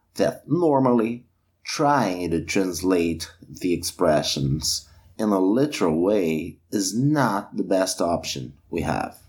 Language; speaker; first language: English; non-native, fluent; Portuguese